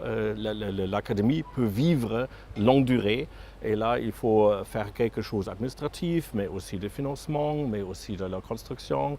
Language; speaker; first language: French; non-native, fluent; German